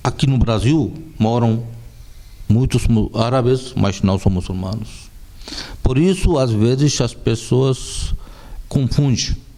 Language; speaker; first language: Portuguese; non-native, fluent; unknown